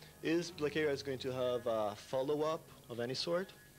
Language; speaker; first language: English; non-native, fluent; Italian